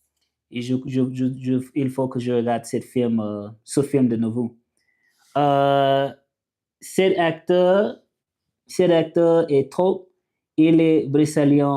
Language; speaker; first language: French; non-native, learner; English